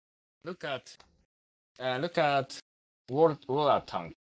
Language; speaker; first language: English; non-native, learner; Japanese